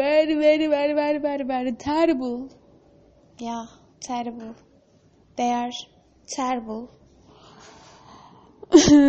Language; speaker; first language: English; non-native, learner; Turkish